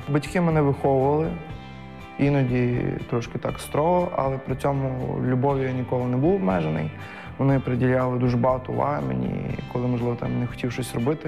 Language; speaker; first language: Ukrainian; native; Ukrainian